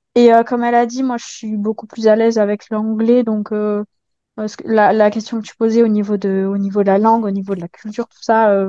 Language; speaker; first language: French; native; French